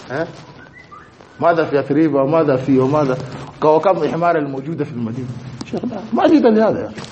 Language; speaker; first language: Arabic; non-native, fluent; Swahili